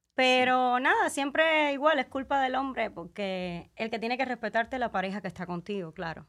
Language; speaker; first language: Spanish; native; Spanish